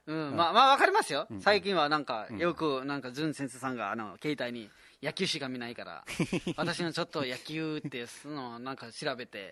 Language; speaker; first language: Japanese; non-native, fluent; Nepali